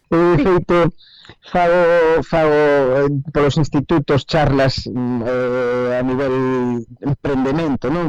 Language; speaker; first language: Galician; non-native, local second language; Spanish